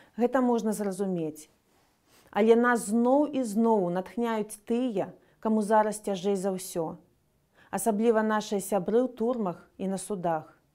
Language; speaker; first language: Belarusian; non-native, local second language; Russian